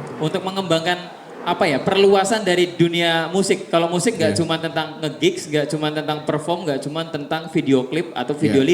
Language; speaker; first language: Indonesian; native; Indonesian